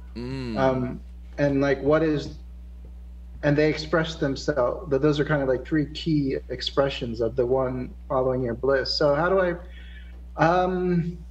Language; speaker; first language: English; native; English